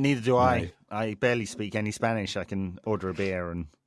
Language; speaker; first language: English; native; English